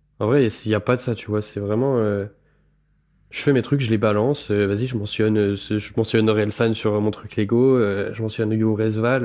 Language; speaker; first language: French; native; French